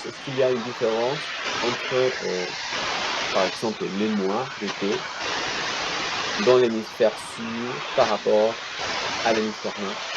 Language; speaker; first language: French; non-native, fluent; Spanish